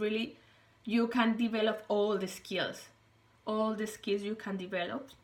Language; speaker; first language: English; non-native, learner; Spanish